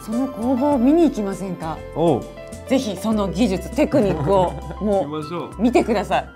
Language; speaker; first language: Japanese; native; Japanese